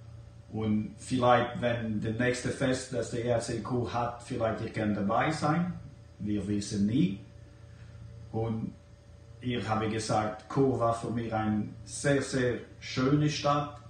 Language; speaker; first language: German; non-native, learner; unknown